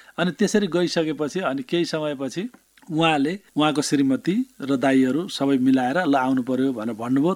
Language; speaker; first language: Nepali; native; Nepali